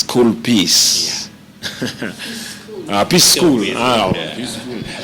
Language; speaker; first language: English; non-native, learner; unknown